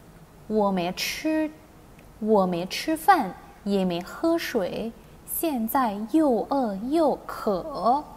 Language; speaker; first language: Chinese; non-native, fluent; Indonesian